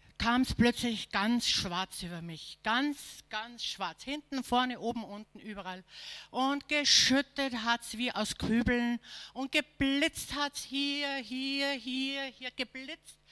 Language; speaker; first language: German; native; German